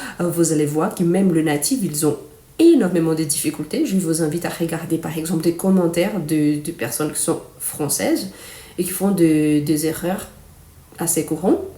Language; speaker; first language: French; non-native, fluent; Portuguese